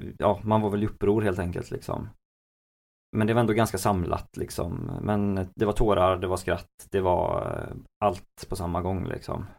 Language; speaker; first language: Swedish; native; Swedish